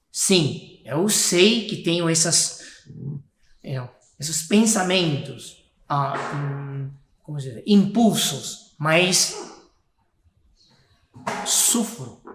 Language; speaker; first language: Portuguese; non-native, fluent; Spanish